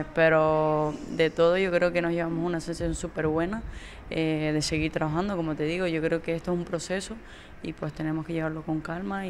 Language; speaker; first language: Spanish; native; Spanish